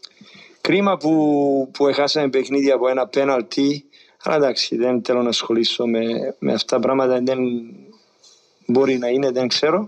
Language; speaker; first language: Greek; non-native, fluent; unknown